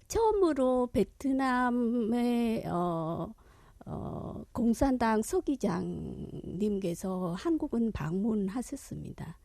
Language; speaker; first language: Korean; non-native, fluent; Vietnamese